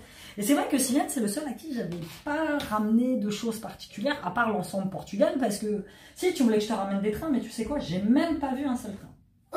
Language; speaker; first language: French; native; French